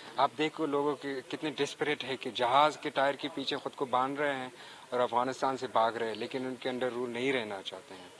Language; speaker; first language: Hindi; non-native, fluent; Pashto